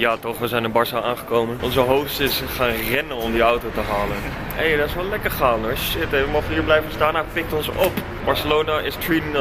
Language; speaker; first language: Dutch; native; Dutch